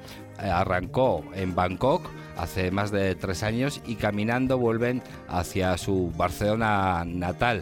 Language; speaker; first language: Spanish; native; Spanish